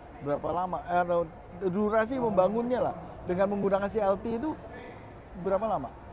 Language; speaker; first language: Indonesian; native; Indonesian